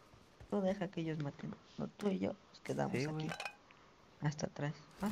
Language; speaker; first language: Spanish; native; Spanish